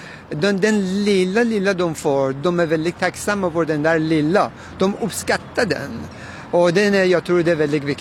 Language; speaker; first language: Swedish; non-native, fluent; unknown